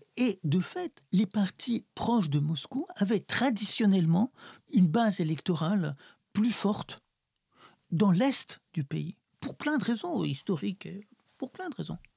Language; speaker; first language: French; early bilingual, other home language; Russian